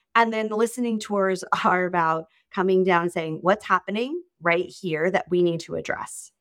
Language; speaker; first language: English; native; English